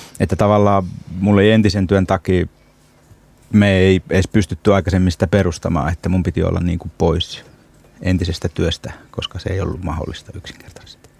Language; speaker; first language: Finnish; native; Finnish